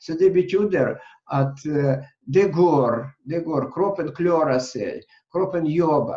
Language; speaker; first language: Swedish; non-native, fluent; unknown